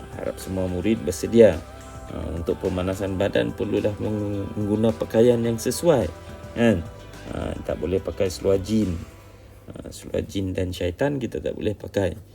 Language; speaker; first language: Malay; native; Malay